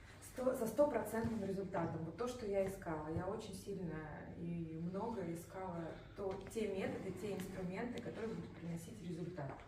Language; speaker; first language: Russian; native; Russian